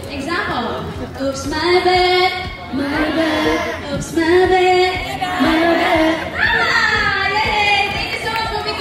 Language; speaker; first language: English; non-native, local second language; Filipino